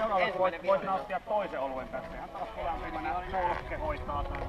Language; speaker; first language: Finnish; native; Finnish